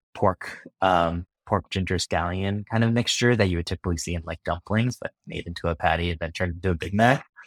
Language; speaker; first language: English; native; English